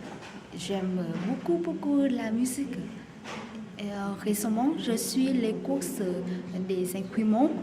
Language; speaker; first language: French; non-native, learner; Vietnamese